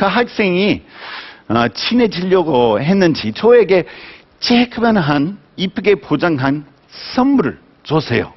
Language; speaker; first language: Korean; non-native, fluent; English